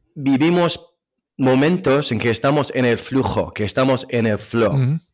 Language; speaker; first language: Spanish; non-native, fluent; English